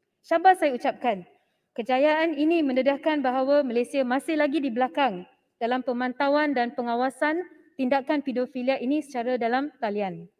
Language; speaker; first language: Malay; non-native, local second language; Tamil